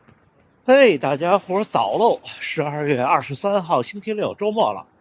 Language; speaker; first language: Chinese; native; Chinese